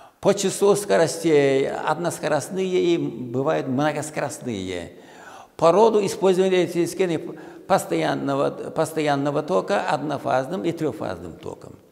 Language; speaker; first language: Russian; non-native, local second language; Uzbek